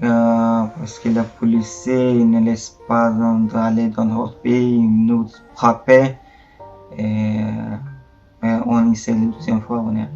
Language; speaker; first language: French; non-native, learner; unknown